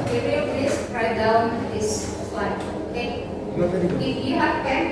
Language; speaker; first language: English; non-native, learner; Indonesian